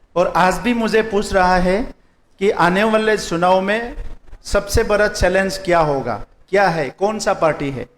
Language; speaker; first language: Hindi; non-native, local second language; Assamese